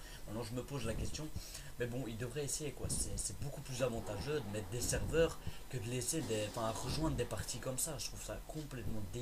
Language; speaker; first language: French; native; French